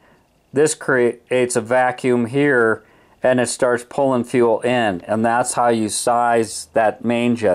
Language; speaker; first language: English; native; English